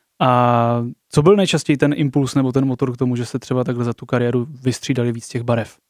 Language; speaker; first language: Czech; native; Czech